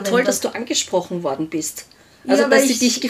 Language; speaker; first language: German; native; German